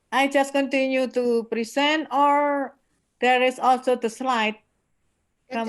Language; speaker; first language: English; non-native, fluent; Indonesian